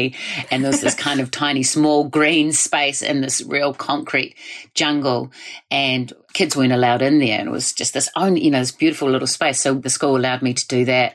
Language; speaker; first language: English; native; English